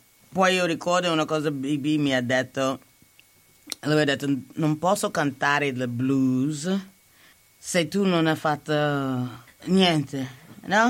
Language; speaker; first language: Italian; non-native, learner; English